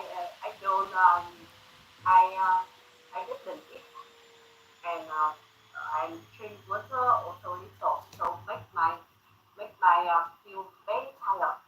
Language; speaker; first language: English; non-native, learner; Thai